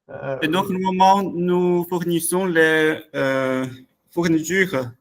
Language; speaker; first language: French; non-native, learner; Chinese